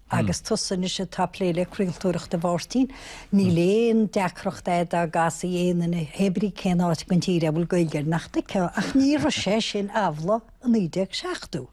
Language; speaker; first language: Irish; native; Irish